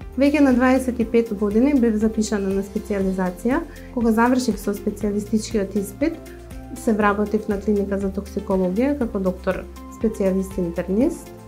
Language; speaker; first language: Macedonian; early bilingual, other home language; Croatian